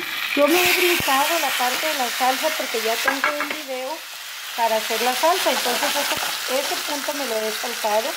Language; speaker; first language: Spanish; native; Spanish